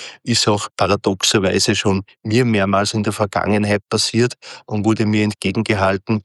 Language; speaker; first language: German; native; German